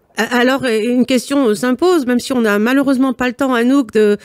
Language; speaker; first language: French; native; French